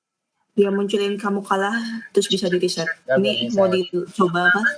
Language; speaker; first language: Indonesian; native; Indonesian